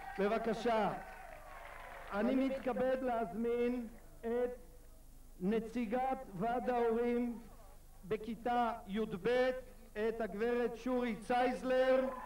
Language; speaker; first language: Hebrew; native; Hebrew